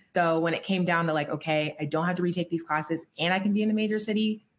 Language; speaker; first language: English; native; English